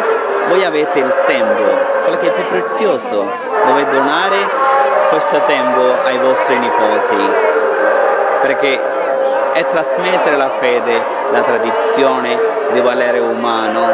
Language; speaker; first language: Italian; non-native, fluent; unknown